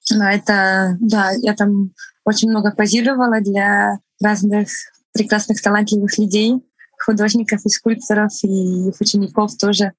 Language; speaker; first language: Russian; non-native, fluent; Estonian